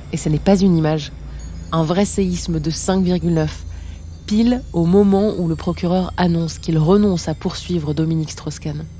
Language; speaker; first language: French; native; French